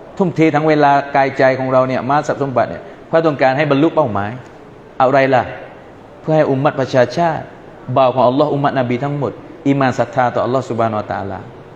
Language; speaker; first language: Thai; non-native, local second language; Malay